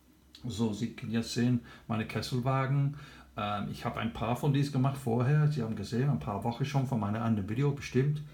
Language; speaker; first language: German; non-native, learner; English